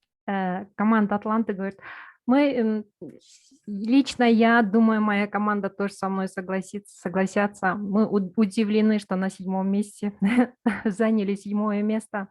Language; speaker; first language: Russian; non-native, local second language; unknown